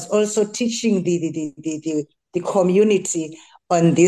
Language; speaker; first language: English; non-native, local second language; Xhosa